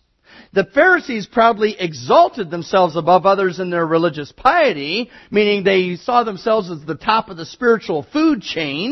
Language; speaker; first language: English; native; English